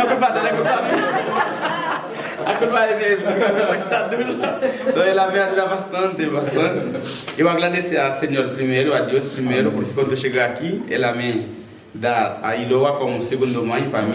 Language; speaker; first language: Portuguese; non-native, learner; Haitian Creole